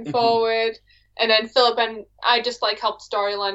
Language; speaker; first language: English; native; English